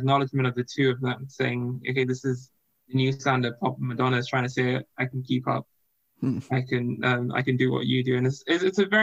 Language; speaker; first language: English; non-native, local second language; Yoruba